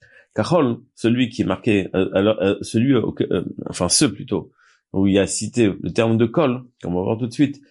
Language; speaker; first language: French; native; French